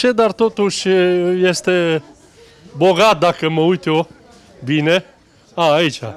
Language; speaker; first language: Romanian; native; Romanian